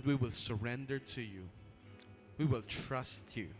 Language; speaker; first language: English; non-native, local second language; Filipino